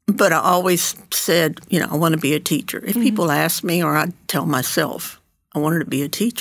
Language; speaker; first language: English; early bilingual, other home language; Spanish